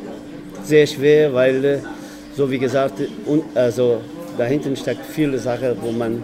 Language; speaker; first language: German; non-native, fluent; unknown